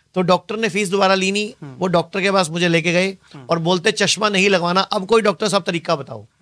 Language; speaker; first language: Hindi; native; Hindi